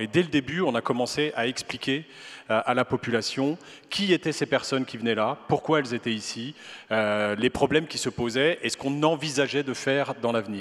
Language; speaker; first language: French; native; French